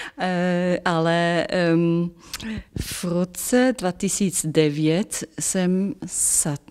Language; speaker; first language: Czech; non-native, fluent; German